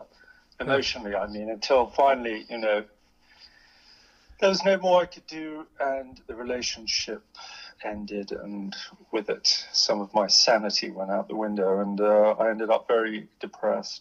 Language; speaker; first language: English; native; English